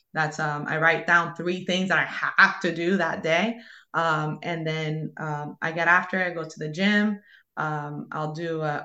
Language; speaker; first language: English; early bilingual, other home language; Spanish